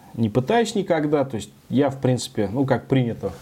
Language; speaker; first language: Russian; native; Russian